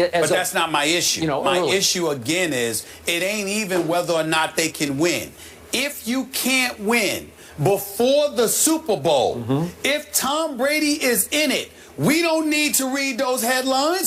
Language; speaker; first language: English; native; English